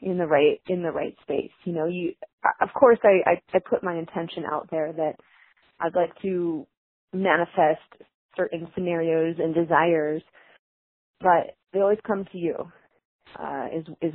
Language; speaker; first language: English; native; English